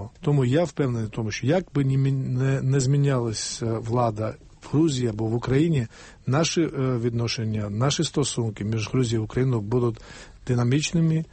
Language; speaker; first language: Ukrainian; non-native, fluent; Georgian